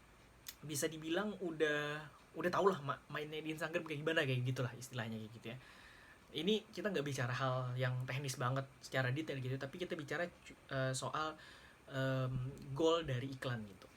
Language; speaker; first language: Indonesian; native; Indonesian